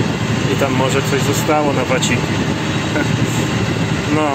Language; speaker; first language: Polish; native; Polish